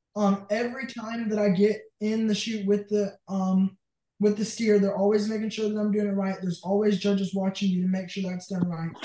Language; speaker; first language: English; native; English